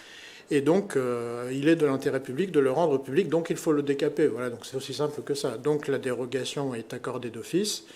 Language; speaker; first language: French; native; French